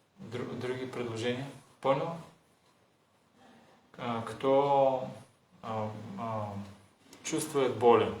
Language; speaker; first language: Russian; non-native, learner; Bulgarian